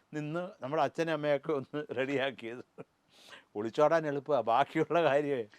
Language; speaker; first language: Malayalam; native; Malayalam